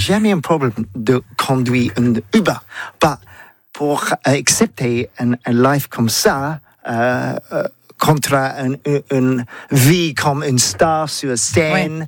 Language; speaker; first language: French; non-native, learner; English